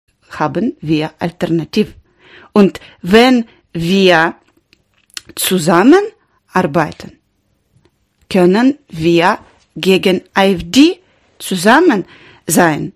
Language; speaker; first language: German; non-native, learner; Ukrainian